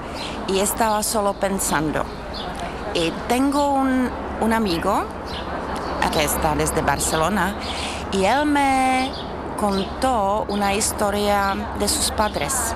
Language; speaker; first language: Spanish; non-native, fluent; Czech